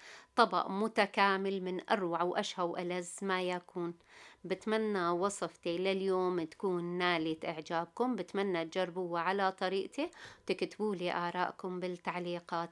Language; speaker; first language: Arabic; native; Arabic